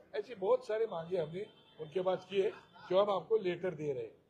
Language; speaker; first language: Hindi; non-native, local second language; Marathi